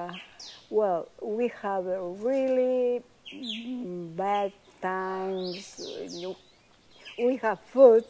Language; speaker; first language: English; non-native, learner; Spanish